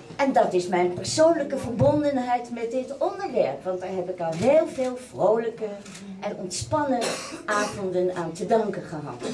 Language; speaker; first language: Dutch; native; Dutch